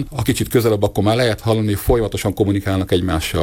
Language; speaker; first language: Hungarian; native; Hungarian